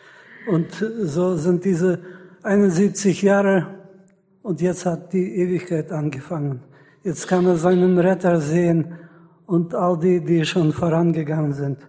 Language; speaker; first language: German; non-native, fluent; Russian